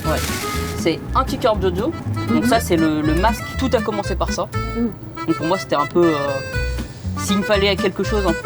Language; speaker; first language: French; native; French